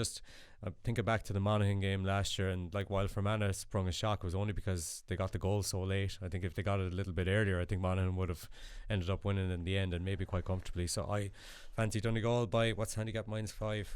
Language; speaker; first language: English; native; English